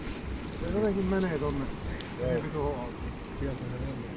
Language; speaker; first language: Finnish; native; Finnish